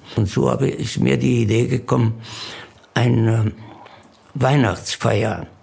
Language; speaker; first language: German; non-native, fluent; Italian